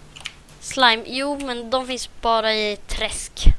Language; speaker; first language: Swedish; native; Swedish